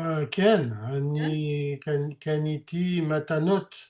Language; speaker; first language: Hebrew; non-native, learner; French